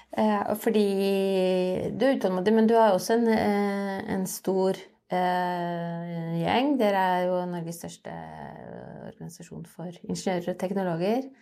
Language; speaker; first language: Norwegian; native; Norwegian